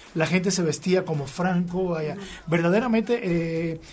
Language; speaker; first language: Spanish; native; Spanish